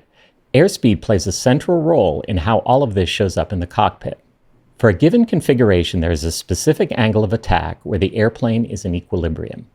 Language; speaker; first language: English; native; English